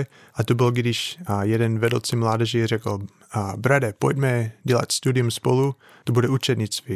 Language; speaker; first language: Czech; non-native, fluent; English